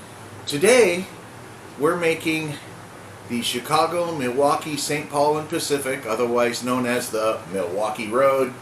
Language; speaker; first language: English; native; English